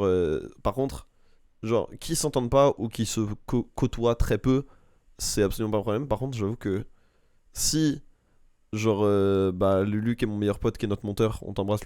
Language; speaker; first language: French; native; French